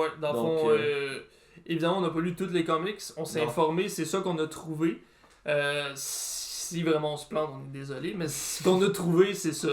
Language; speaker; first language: French; native; French